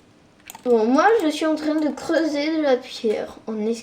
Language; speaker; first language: French; native; French